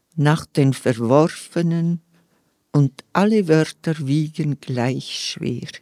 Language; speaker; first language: German; non-native, fluent; Romansh